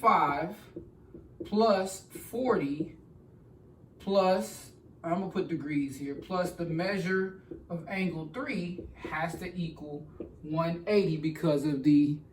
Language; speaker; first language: English; native; English